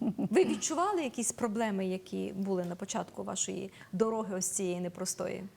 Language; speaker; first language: Ukrainian; native; Ukrainian